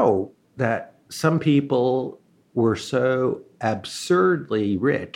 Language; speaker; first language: English; early bilingual, other home language; Chinese